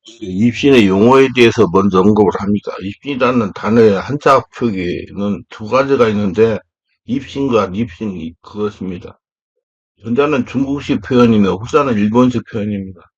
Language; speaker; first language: Korean; native; Korean